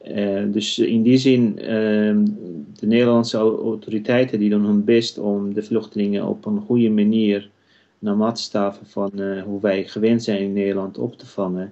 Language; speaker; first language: Dutch; non-native, fluent; Kurdish